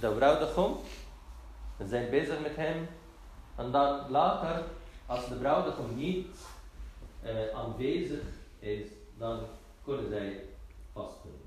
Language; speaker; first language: Dutch; non-native, fluent; Arabic